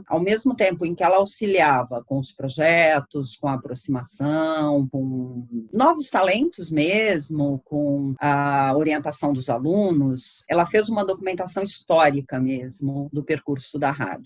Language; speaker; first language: Portuguese; native; Portuguese